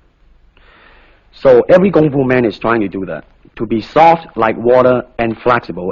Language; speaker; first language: English; non-native, local second language; Cantonese